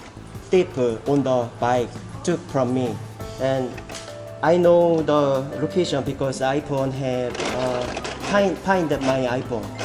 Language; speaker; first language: English; non-native, learner; Korean